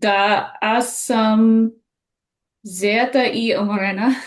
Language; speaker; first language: Bulgarian; non-native, learner; English